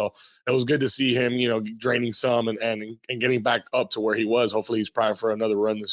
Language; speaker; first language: English; native; English